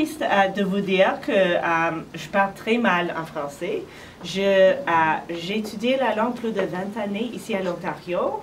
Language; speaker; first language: French; non-native, learner; English